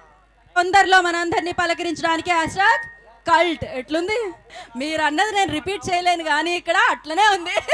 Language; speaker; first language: Telugu; native; Telugu